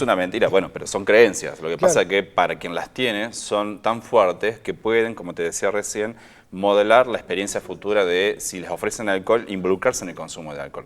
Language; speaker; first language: Spanish; native; Spanish